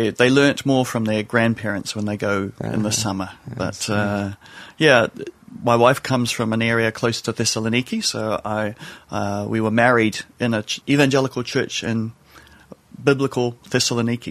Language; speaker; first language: English; native; English